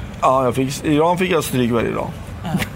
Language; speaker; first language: Swedish; early bilingual, other home language; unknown